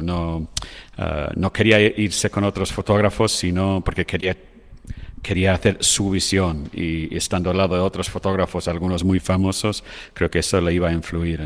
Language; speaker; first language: Spanish; non-native, fluent; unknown